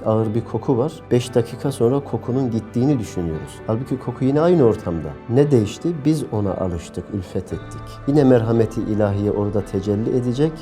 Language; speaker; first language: Turkish; native; Turkish